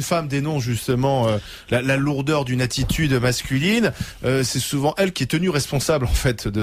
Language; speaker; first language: French; native; French